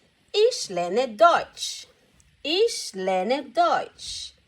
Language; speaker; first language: German; non-native, fluent; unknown